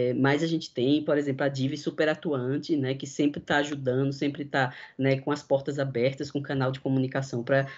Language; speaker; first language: Portuguese; native; Portuguese